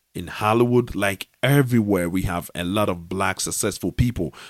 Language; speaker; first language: English; non-native, local second language; Akan